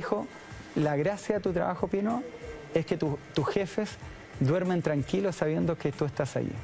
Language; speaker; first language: Spanish; native; Spanish